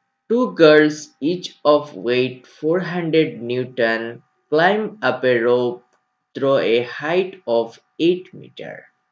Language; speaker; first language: English; non-native, local second language; Sylheti